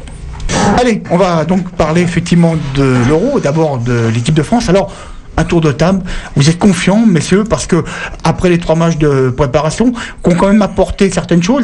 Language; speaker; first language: French; native; French